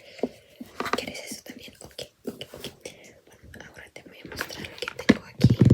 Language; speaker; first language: Spanish; non-native, fluent; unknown